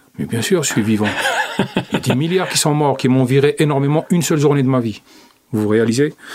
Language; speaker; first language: French; non-native, local second language; Arabic